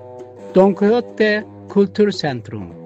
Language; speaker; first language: German; non-native, learner; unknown